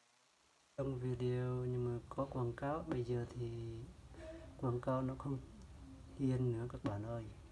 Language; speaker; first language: Vietnamese; non-native, local second language; Jarai